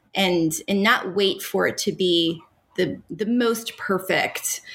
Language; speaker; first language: English; native; English